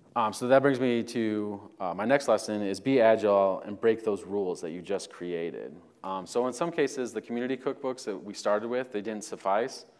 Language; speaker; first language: English; native; English